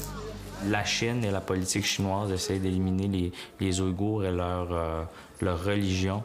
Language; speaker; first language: French; native; French